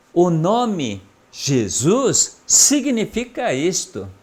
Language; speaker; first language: Portuguese; non-native, fluent; Korean